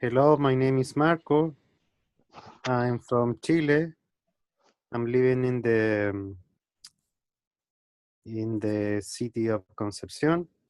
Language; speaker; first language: English; non-native, learner; Spanish